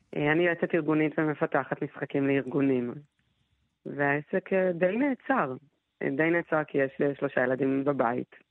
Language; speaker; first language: Hebrew; non-native, fluent; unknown